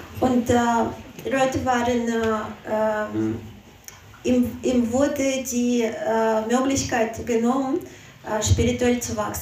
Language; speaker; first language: German; non-native, fluent; Russian